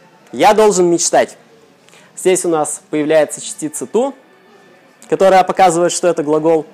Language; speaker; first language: Russian; native; Russian